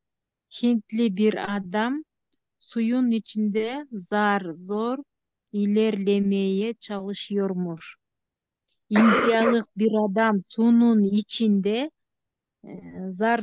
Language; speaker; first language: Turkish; non-native, learner; Kyrgyz